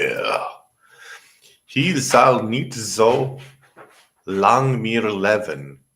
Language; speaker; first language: Dutch; non-native, learner; English